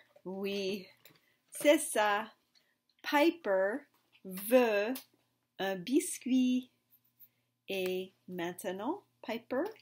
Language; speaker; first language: French; non-native, fluent; English